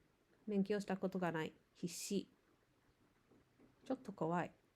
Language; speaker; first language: Japanese; non-native, learner; English